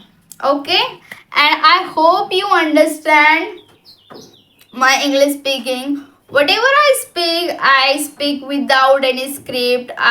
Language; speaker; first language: English; non-native, local second language; Hindi